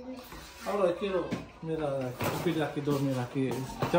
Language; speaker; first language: Spanish; non-native, learner; Filipino